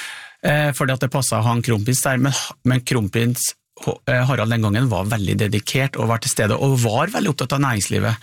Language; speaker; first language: Norwegian; native; Norwegian